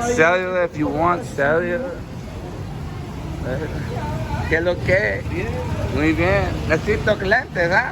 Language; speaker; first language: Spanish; non-native, learner; English